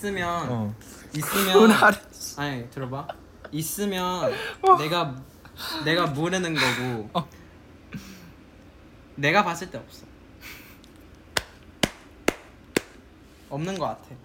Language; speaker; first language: Korean; non-native, fluent; Chinese